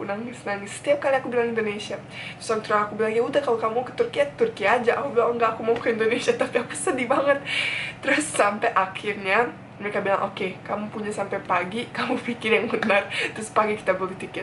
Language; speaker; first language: Indonesian; non-native, fluent; Bosnian